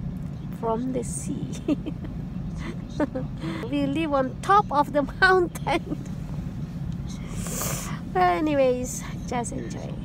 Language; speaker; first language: English; non-native, fluent; Indonesian